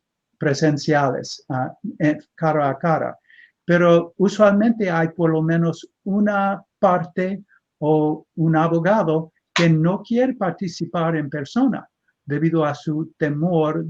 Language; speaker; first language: Spanish; non-native, fluent; English